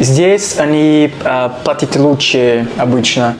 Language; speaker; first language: Russian; non-native, learner; Portuguese